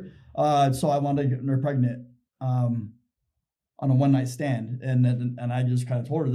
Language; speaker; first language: English; native; English